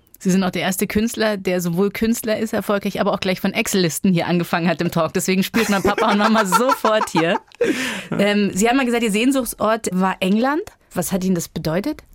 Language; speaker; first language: German; native; German